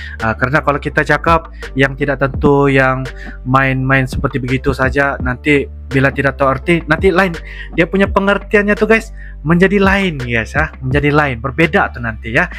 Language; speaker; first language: Malay; native; Malay